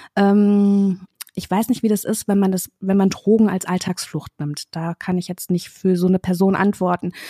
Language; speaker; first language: German; native; German